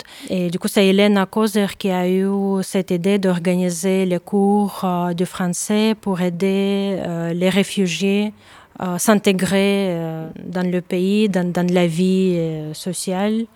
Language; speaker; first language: French; non-native, fluent; Ukrainian